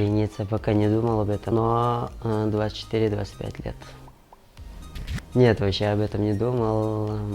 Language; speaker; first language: Russian; non-native, local second language; Kyrgyz